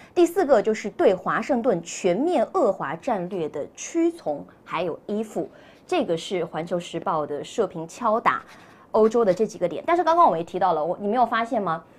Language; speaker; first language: Chinese; native; Chinese